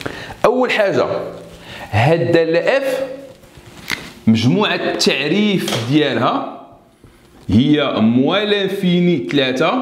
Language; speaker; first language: Arabic; native; Arabic